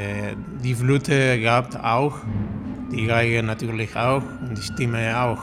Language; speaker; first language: German; non-native, learner; Spanish